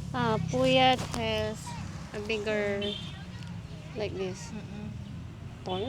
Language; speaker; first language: English; non-native, local second language; Filipino